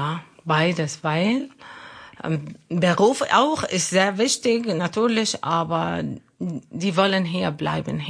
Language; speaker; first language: German; non-native, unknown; Arabic